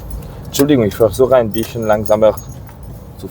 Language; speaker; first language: German; non-native, learner; Persian